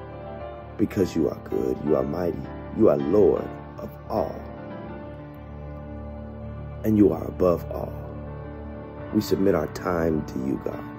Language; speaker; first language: English; native; English